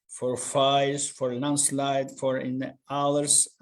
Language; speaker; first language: English; non-native, learner; Albanian